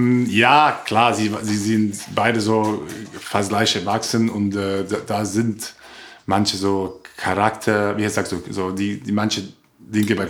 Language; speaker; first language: German; non-native, learner; Croatian